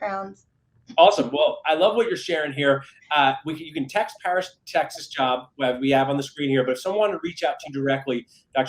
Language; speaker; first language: English; native; English